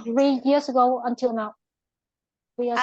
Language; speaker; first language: English; non-native, learner; Vietnamese